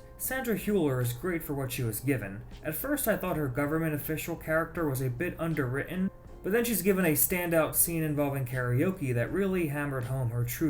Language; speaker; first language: English; native; English